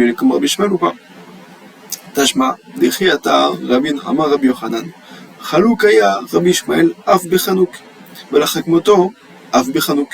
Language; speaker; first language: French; native; French